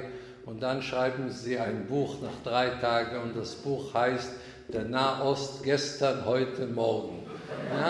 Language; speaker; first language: German; non-native, fluent; Hebrew